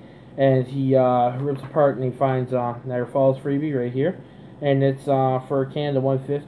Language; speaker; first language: English; native; English